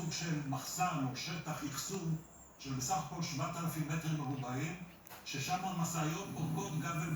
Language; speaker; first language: Hebrew; native; Hebrew